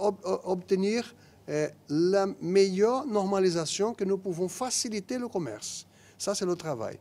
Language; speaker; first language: French; non-native, fluent; Portuguese